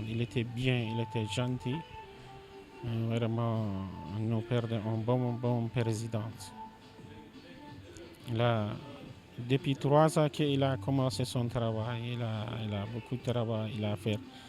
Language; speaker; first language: French; non-native, learner; Persian